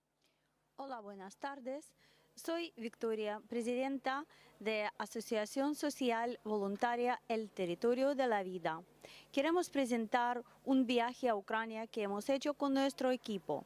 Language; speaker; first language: Spanish; non-native, learner; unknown